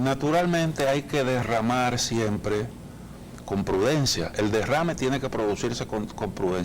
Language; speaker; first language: Spanish; native; Spanish